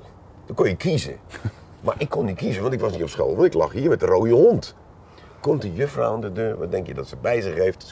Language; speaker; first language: Dutch; native; Dutch